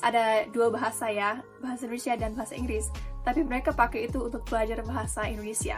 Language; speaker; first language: Indonesian; non-native, fluent; English